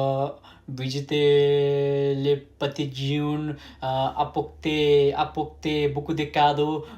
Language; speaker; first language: French; non-native, learner; Nepali